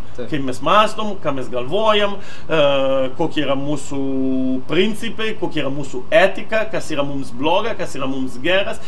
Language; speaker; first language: Lithuanian; non-native, fluent; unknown